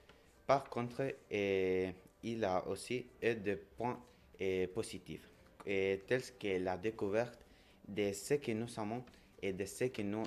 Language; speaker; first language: French; non-native, learner; Spanish